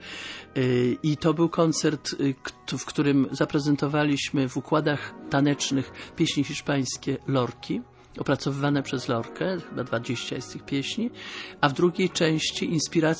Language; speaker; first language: Polish; native; Polish